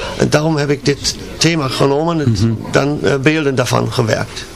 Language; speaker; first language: Dutch; non-native, learner; German